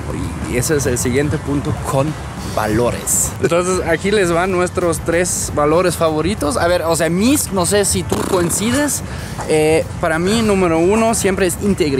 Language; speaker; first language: Spanish; non-native, fluent; German